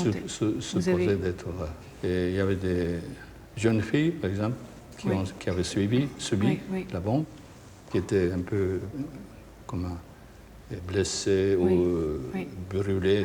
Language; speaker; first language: French; non-native, fluent; Japanese